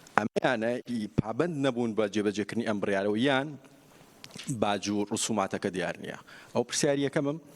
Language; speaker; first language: Central Kurdish; native; Central Kurdish